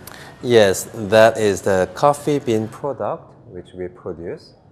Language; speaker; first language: English; non-native, fluent; Korean